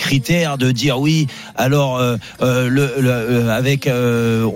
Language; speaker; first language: French; native; French